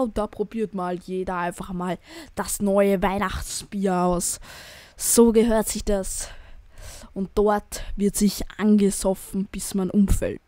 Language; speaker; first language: German; native; German